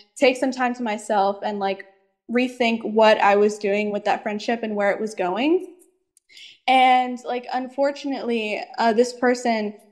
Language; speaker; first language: English; native; English